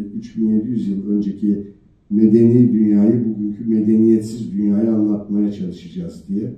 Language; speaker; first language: Turkish; native; Turkish